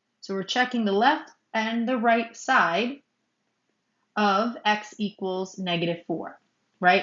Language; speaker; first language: English; native; English